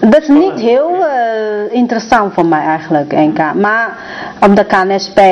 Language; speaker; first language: Dutch; non-native, learner; Chinese